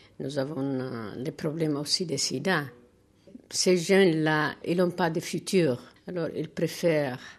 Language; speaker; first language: French; non-native, learner; Tigrinya